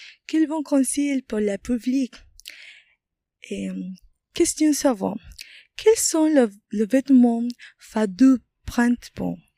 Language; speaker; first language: French; non-native, learner; Spanish